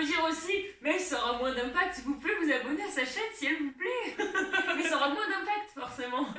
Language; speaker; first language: French; native; French